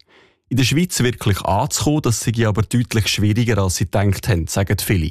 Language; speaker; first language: German; native; German